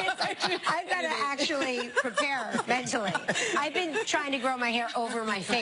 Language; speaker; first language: English; native; English